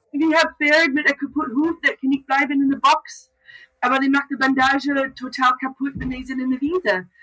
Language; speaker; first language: German; non-native, learner; English